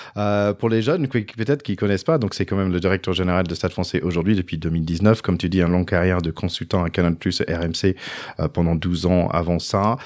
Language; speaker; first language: French; non-native, fluent; English